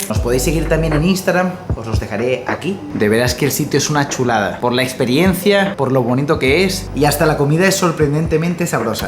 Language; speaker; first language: Spanish; native; Spanish